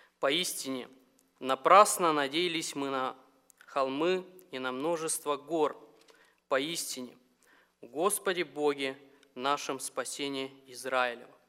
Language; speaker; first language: Russian; non-native, local second language; Romanian